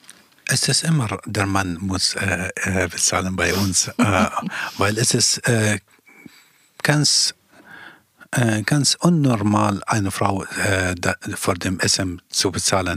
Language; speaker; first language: German; non-native, learner; Persian